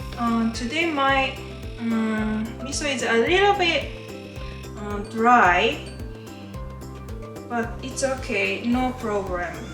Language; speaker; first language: English; non-native, learner; Japanese